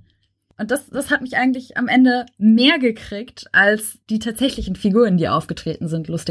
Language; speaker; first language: German; native; German